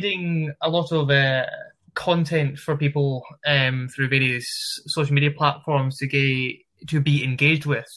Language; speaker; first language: English; native; English